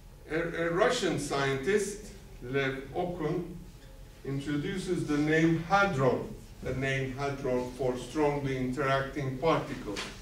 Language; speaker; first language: English; non-native, fluent; Turkish